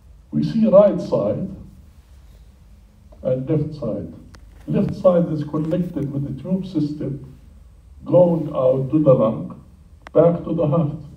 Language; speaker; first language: English; non-native, fluent; Arabic